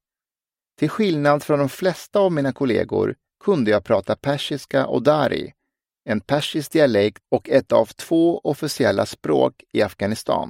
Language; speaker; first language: Swedish; early bilingual, other home language; Persian